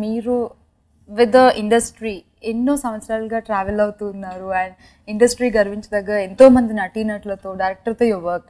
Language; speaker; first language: Telugu; native; Telugu